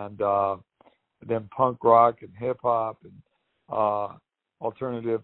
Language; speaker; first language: English; native; English